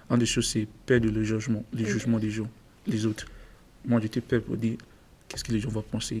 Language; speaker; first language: French; non-native, learner; English